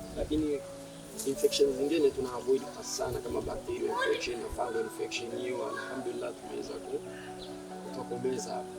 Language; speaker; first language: Swahili; native; Swahili